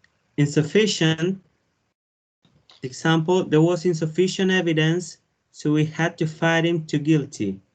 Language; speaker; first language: English; non-native, learner; Spanish